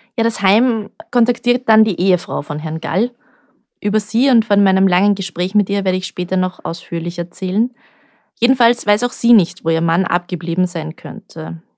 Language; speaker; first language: German; native; German